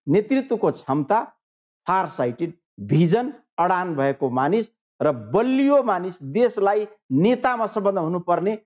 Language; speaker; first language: Nepali; non-native, local second language; Maithili